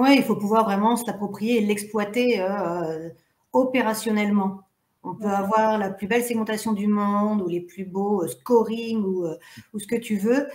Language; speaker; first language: French; native; French